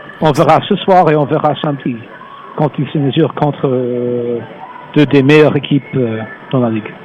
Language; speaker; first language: French; non-native, fluent; English